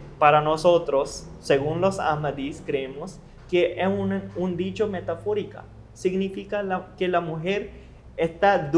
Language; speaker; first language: Spanish; non-native, learner; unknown